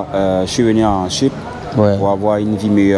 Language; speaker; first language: French; native; French